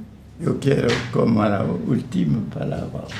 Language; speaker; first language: Spanish; non-native, fluent; French